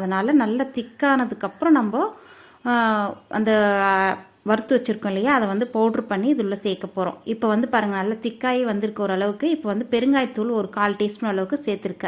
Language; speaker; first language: Tamil; native; Tamil